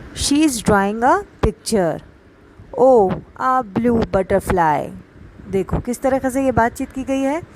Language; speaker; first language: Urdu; native; Urdu